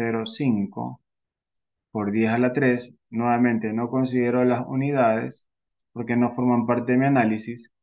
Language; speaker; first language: Spanish; native; Spanish